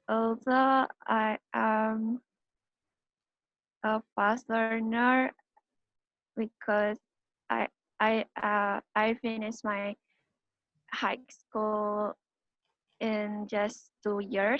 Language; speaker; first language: English; non-native, learner; Indonesian